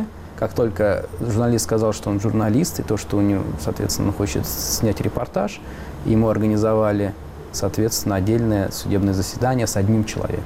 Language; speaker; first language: Russian; native; Russian